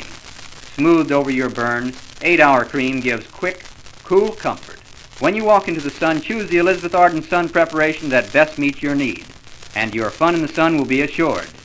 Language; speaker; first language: English; native; English